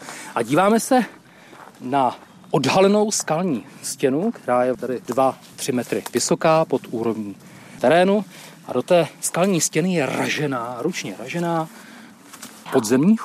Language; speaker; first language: Czech; native; Czech